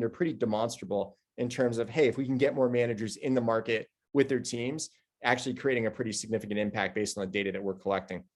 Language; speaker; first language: English; native; English